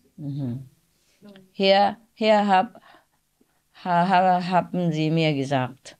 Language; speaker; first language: German; non-native, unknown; Vietnamese